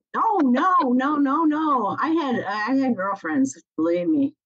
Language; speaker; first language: English; native; English